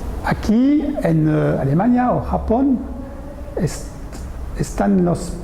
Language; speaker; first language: Spanish; non-native, learner; French